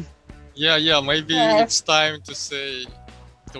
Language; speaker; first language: English; non-native, fluent; Russian